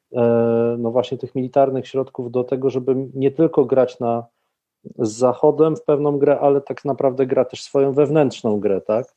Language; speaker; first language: Polish; native; Polish